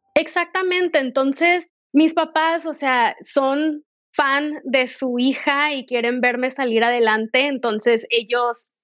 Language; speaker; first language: Spanish; early bilingual, heritage; Spanish